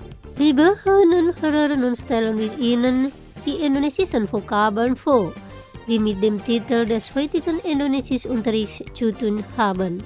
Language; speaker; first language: German; non-native, fluent; Indonesian